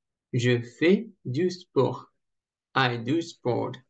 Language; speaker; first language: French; non-native, learner; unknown